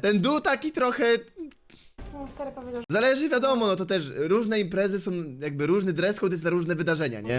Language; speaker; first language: Polish; native; Polish